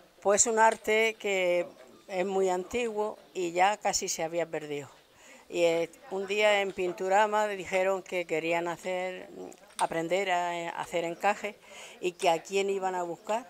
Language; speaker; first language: Spanish; native; Spanish